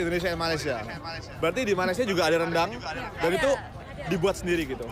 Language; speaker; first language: Indonesian; native; Indonesian